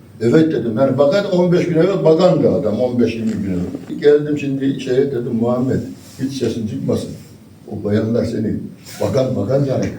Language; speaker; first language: Turkish; native; Turkish